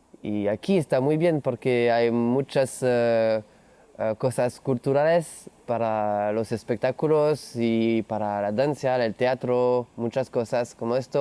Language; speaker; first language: Spanish; non-native, learner; French